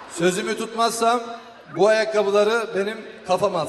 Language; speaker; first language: Turkish; native; Turkish